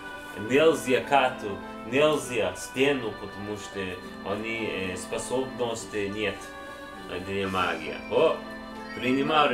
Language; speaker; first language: Russian; non-native, learner; English